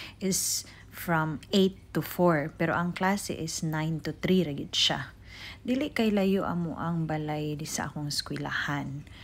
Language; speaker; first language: Cebuano; native; Cebuano